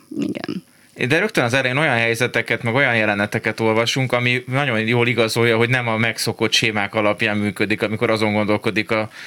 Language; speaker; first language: Hungarian; native; Hungarian